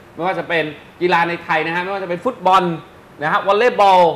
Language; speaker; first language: Thai; native; Thai